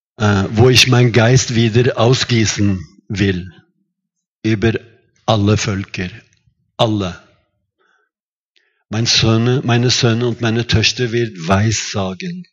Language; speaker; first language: German; non-native, fluent; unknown